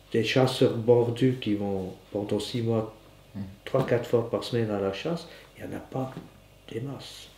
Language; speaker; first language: French; native; French